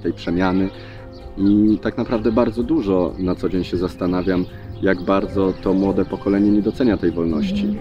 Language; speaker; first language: Polish; native; Polish